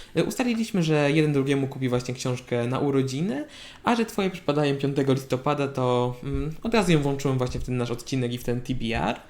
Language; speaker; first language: Polish; native; Polish